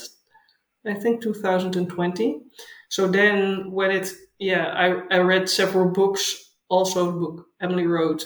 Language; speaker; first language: English; non-native, fluent; Dutch